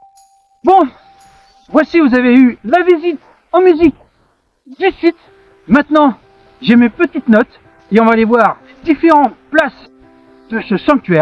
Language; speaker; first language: French; native; French